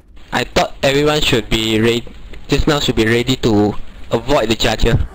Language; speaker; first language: English; non-native, local second language; Chinese